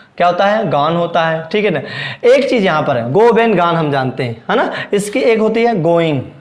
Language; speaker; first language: Hindi; native; Hindi